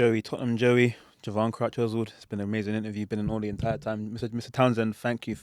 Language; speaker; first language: English; native; English